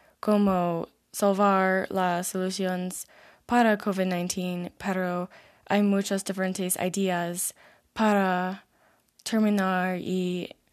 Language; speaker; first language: Spanish; non-native, learner; English